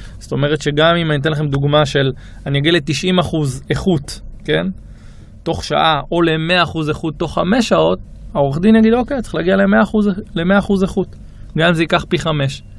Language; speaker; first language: Hebrew; native; Hebrew